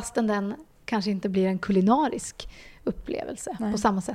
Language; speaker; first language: Swedish; native; Swedish